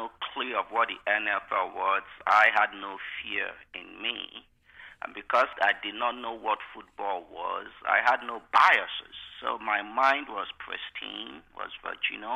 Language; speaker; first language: English; non-native, local second language; Igbo